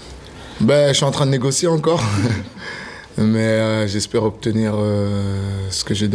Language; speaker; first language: French; native; French